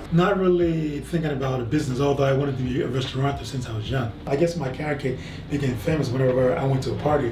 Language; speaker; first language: English; native; English